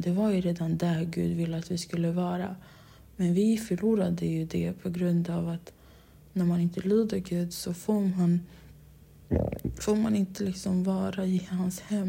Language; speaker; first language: Swedish; non-native, local second language; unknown